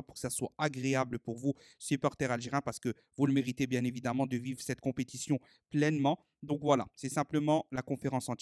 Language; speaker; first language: French; native; French